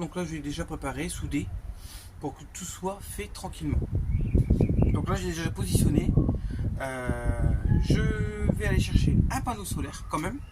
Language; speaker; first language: French; native; French